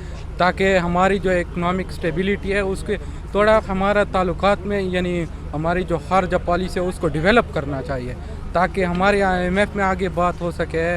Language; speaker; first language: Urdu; non-native, local second language; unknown